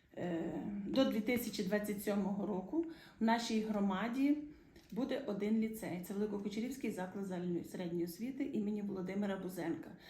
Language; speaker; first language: Ukrainian; native; Ukrainian